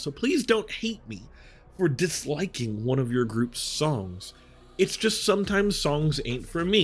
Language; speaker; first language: English; native; English